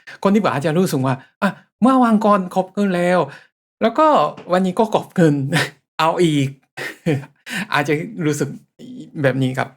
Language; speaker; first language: Thai; non-native, fluent; Japanese